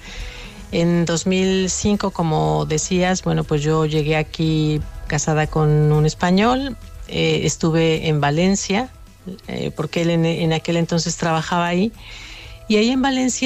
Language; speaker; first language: Spanish; native; Spanish